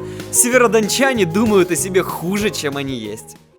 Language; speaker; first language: Russian; native; Russian